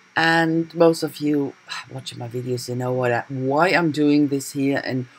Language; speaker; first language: English; non-native, fluent; German